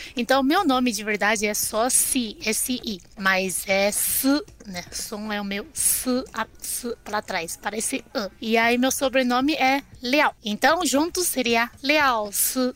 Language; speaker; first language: Portuguese; non-native, fluent; Chinese